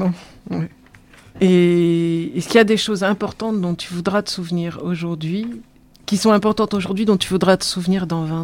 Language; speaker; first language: French; native; French